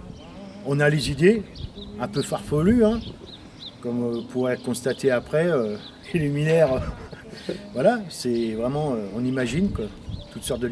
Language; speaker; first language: French; native; French